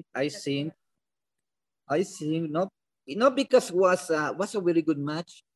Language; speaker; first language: English; non-native, learner; Spanish